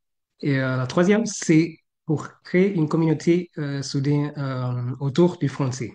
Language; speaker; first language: French; non-native, fluent; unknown